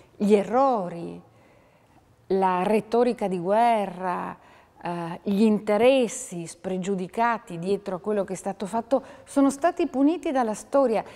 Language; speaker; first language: Italian; native; Italian